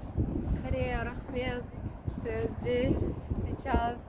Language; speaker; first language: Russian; non-native, local second language; Kazakh